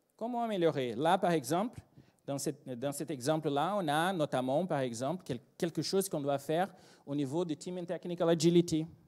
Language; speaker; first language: French; non-native, fluent; Portuguese